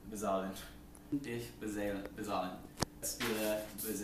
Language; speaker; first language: German; non-native, learner; English